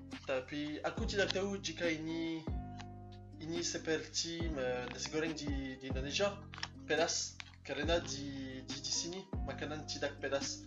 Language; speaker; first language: Indonesian; non-native, learner; French